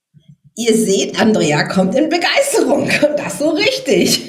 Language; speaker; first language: German; native; German